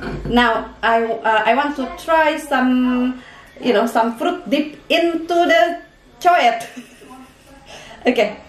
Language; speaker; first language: English; non-native, fluent; Indonesian